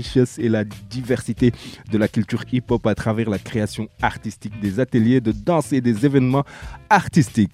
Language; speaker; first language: French; native; French